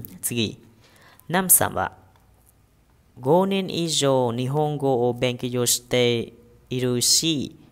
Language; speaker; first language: Japanese; non-native, fluent; Vietnamese